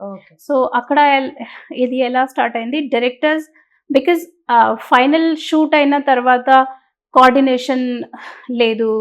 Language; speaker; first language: Telugu; non-native, learner; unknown